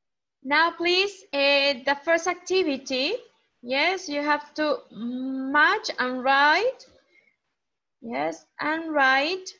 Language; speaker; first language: English; non-native, fluent; Spanish